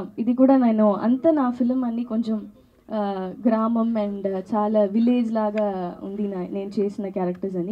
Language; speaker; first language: Telugu; non-native, learner; Tamil